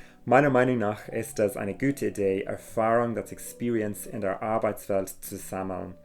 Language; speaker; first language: German; non-native, fluent; English